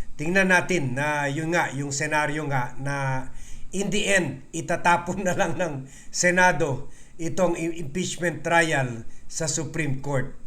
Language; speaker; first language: Filipino; native; Filipino